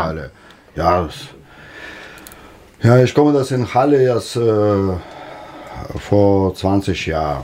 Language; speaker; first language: German; non-native, learner; Russian